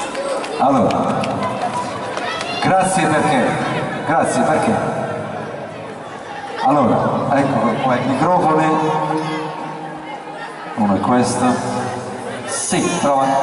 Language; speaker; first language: Italian; native; Italian